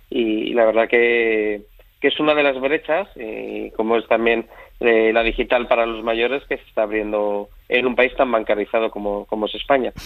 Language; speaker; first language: Spanish; native; Spanish